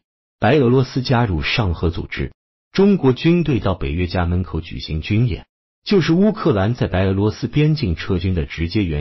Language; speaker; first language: Chinese; native; Chinese